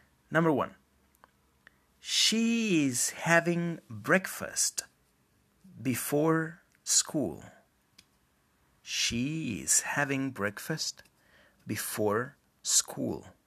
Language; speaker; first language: English; non-native, fluent; Spanish